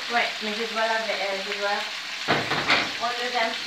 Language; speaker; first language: French; non-native, fluent; Arabic